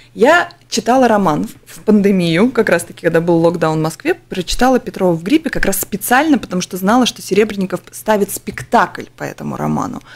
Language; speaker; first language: Russian; native; Russian